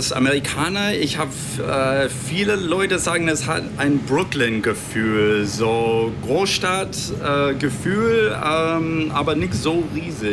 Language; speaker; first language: German; non-native, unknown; English